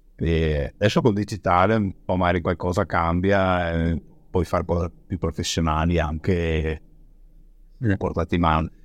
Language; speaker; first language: Italian; native; Italian